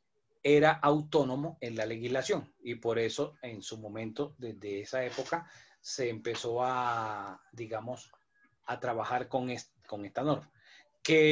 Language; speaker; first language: Spanish; native; Spanish